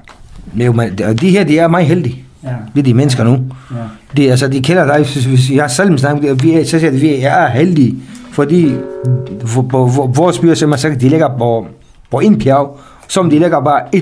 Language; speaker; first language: Danish; non-native, fluent; Kurdish